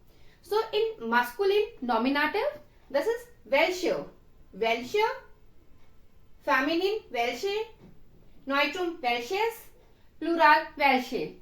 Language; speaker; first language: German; non-native, fluent; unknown